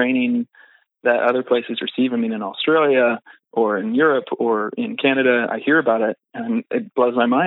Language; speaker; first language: English; native; English